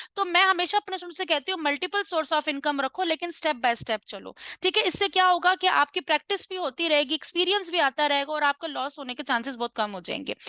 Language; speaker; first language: Urdu; non-native, local second language; Punjabi